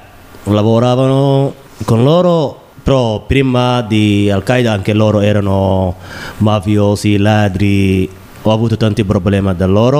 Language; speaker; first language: Italian; non-native, learner; Somali